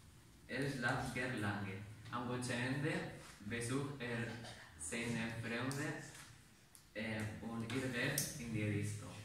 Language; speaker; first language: German; non-native, learner; Catalan